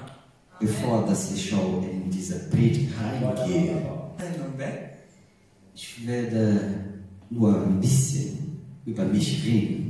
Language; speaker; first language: German; non-native, learner; Portuguese